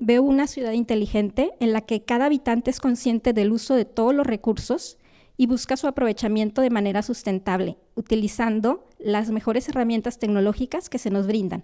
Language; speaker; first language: Spanish; native; Spanish